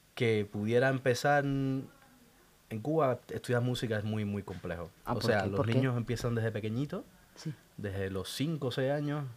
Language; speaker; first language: Spanish; native; Spanish